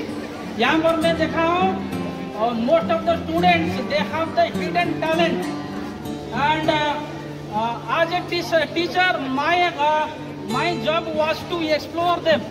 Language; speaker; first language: Hindi; non-native, local second language; Odia